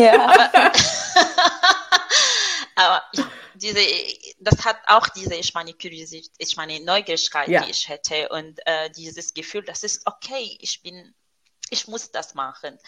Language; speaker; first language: German; non-native, fluent; Arabic